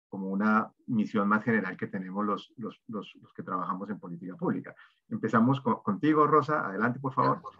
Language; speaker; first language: Spanish; native; Spanish